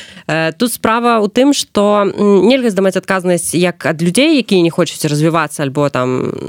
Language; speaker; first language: Belarusian; non-native, local second language; Russian